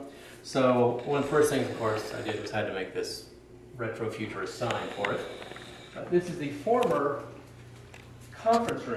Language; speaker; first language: English; native; English